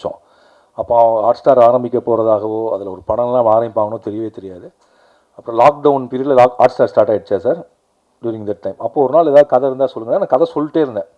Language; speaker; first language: Tamil; native; Tamil